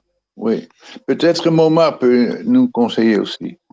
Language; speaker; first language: French; non-native, fluent; Dutch